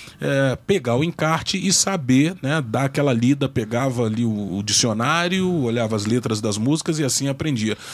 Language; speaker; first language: Portuguese; native; Portuguese